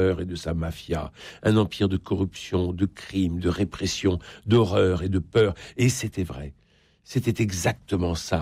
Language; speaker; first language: French; native; French